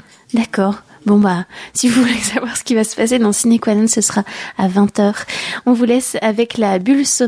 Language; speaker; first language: French; native; French